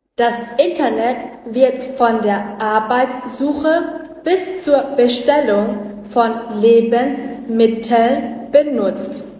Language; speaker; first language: German; non-native, learner; Vietnamese